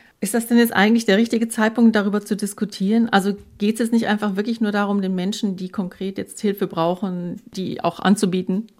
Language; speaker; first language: German; native; German